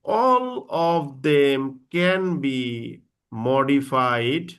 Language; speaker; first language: English; non-native, local second language; Bangla